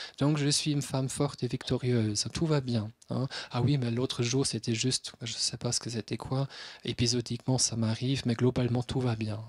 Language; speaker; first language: French; non-native, fluent; German